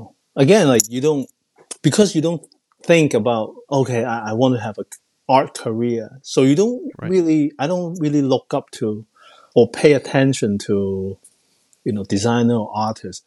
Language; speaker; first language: English; non-native, local second language; Cantonese